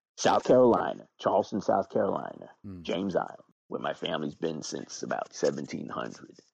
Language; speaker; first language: English; native; English